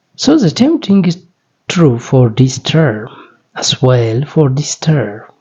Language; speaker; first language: English; non-native, local second language; Amharic